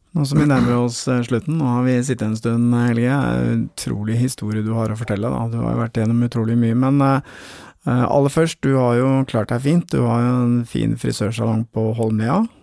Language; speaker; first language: Norwegian; native; Norwegian